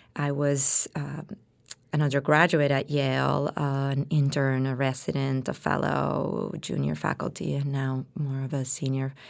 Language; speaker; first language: English; non-native, fluent; Spanish